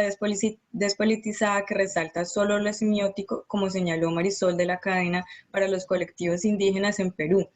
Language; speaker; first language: Spanish; native; Spanish